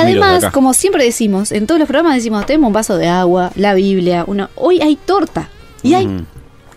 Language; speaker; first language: Spanish; native; Spanish